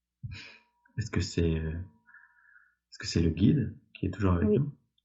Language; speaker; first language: French; native; French